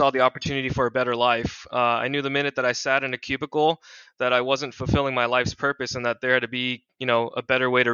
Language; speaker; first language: English; native; English